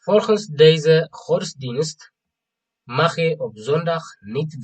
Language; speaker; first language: Dutch; non-native, fluent; Tigrinya